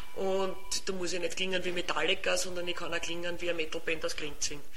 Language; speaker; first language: German; native; German